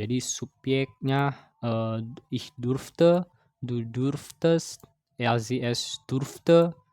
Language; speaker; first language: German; non-native, fluent; Indonesian